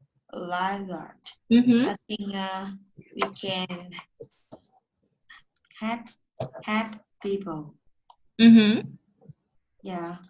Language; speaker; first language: English; non-native, learner; Vietnamese